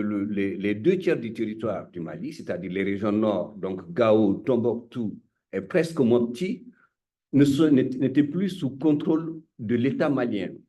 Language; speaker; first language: French; non-native, local second language; Bambara